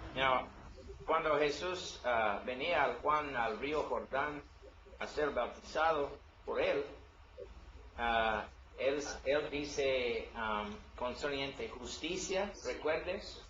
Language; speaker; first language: Spanish; non-native, learner; English